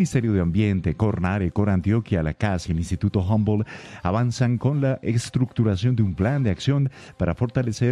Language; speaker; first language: Spanish; native; Spanish